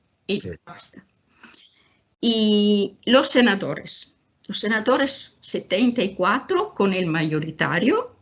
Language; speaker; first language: Spanish; non-native, fluent; Italian